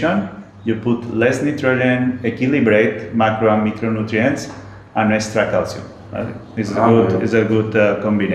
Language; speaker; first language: English; non-native, learner; Spanish